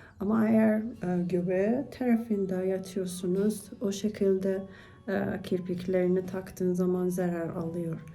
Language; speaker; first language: Turkish; non-native, learner; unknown